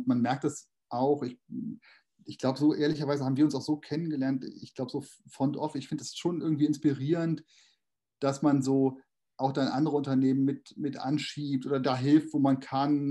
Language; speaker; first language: German; native; German